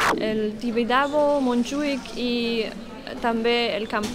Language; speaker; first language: Catalan; non-native, learner; German